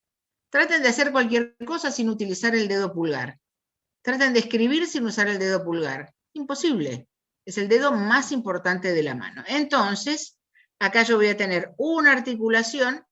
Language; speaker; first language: Spanish; native; Spanish